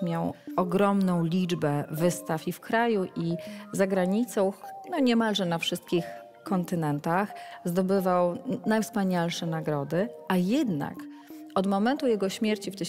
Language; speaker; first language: Polish; native; Polish